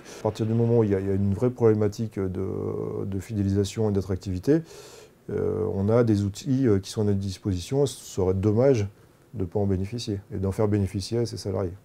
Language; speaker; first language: French; native; French